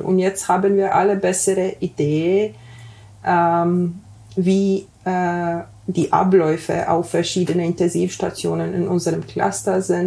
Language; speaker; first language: German; non-native, fluent; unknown